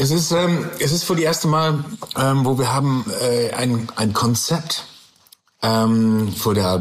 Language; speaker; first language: German; non-native, learner; English